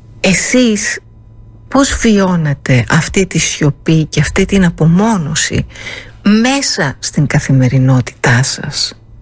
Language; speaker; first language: Greek; native; Greek